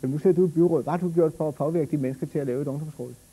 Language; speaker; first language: Danish; native; Danish